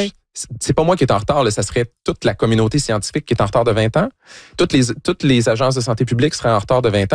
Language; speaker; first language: French; native; French